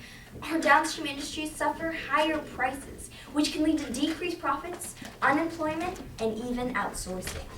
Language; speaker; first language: English; native; English